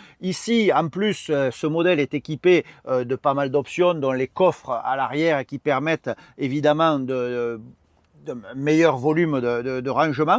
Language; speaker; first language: French; native; French